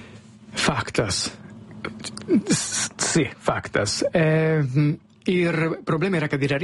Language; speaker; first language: Lithuanian; non-native, learner; Italian